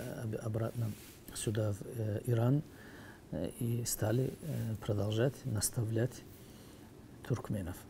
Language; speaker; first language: Russian; native; Russian